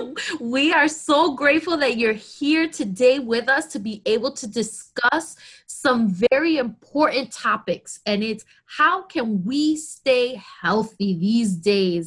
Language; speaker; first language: English; early bilingual, other home language; Spanish